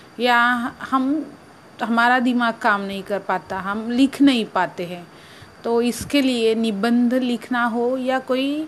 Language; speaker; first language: Hindi; non-native, local second language; Marathi